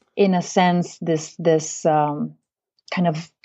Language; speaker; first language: English; non-native, fluent; Bulgarian